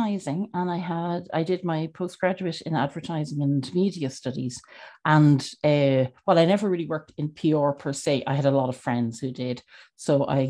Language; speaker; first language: English; native; English